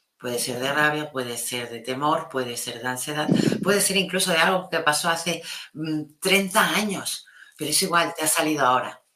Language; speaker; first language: Spanish; non-native, local second language; Catalan